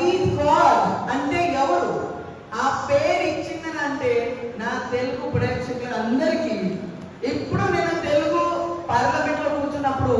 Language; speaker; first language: Telugu; non-native, fluent; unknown